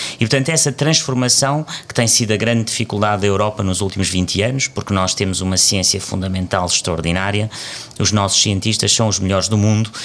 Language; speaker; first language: Portuguese; native; Portuguese